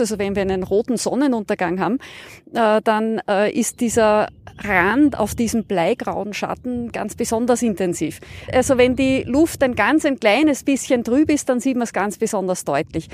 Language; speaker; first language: German; native; German